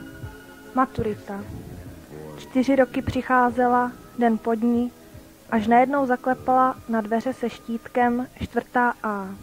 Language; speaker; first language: Czech; native; Czech